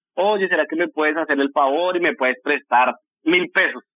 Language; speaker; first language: Spanish; native; Spanish